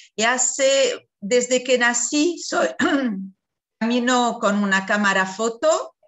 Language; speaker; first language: Spanish; non-native, fluent; French